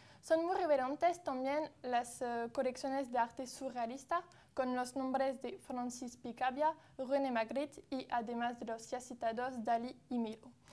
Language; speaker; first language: Spanish; non-native, fluent; French